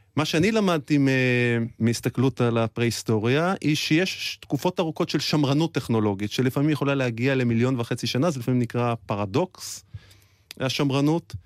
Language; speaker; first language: Hebrew; native; Hebrew